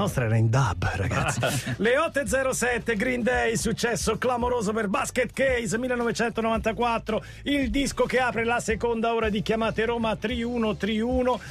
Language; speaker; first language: Italian; native; Italian